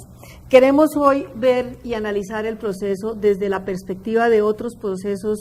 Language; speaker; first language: Spanish; native; Spanish